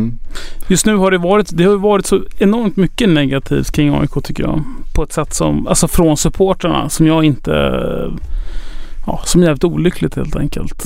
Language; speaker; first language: Swedish; native; Swedish